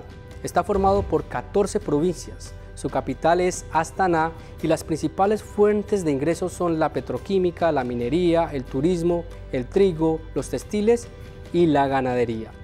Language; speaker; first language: Spanish; native; Spanish